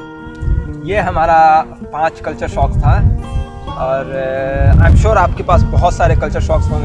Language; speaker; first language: Hindi; native; Hindi